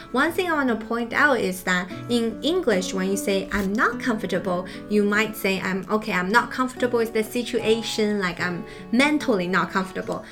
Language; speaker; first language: English; non-native, fluent; Chinese